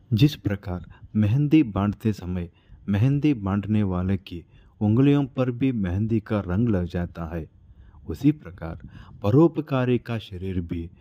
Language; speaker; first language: Hindi; non-native, local second language; Telugu